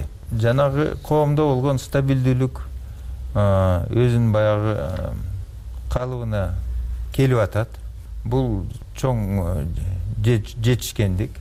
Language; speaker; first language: Kyrgyz; native; Kyrgyz